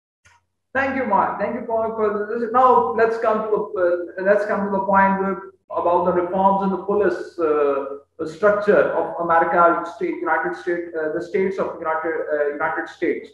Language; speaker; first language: English; non-native, local second language; Urdu